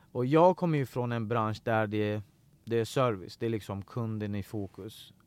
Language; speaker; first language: Swedish; early bilingual, other home language; Persian